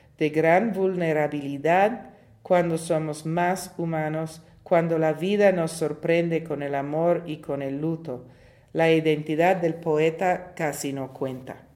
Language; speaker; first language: Spanish; non-native, fluent; Italian